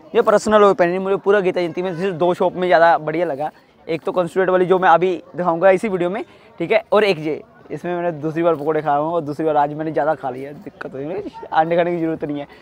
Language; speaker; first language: Hindi; native; Hindi